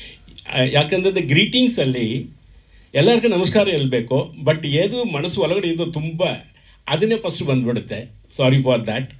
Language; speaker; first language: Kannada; non-native, learner; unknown